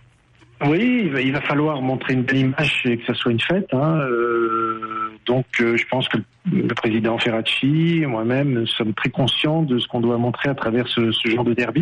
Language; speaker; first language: French; native; French